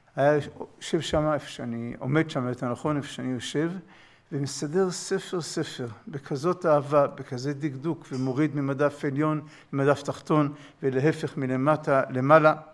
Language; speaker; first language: Hebrew; native; Hebrew